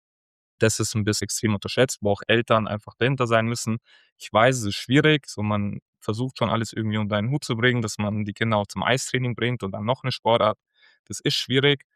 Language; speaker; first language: German; native; German